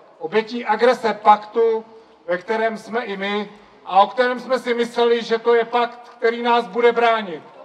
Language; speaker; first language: Czech; native; Czech